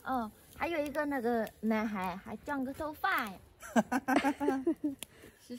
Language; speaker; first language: Chinese; non-native, learner; Lao